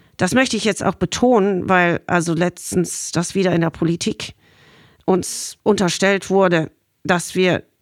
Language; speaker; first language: German; non-native, fluent; English